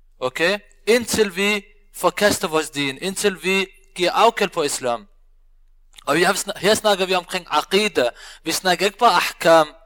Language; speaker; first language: Danish; early bilingual, other home language; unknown